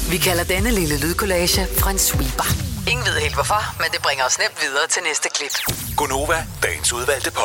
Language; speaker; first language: Danish; native; Danish